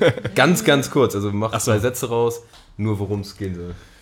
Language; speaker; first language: German; native; German